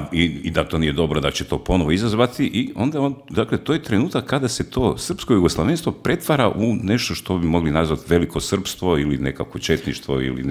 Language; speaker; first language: Croatian; native; Croatian